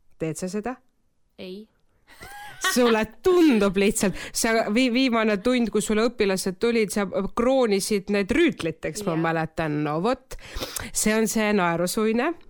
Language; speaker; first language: Estonian; non-native, local second language; Russian